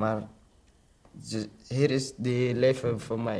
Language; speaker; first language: Dutch; non-native, learner; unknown